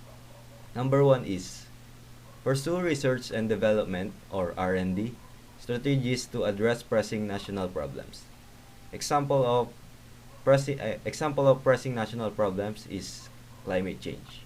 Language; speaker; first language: English; non-native, local second language; Filipino